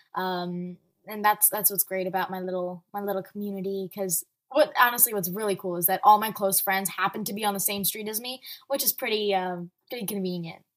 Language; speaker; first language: English; early bilingual, other home language; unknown